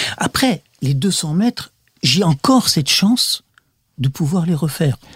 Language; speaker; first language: French; early bilingual, other home language; Russian